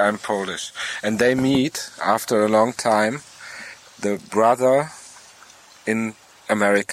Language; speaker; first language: English; non-native, fluent; German